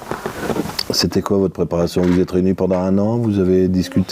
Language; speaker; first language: French; native; French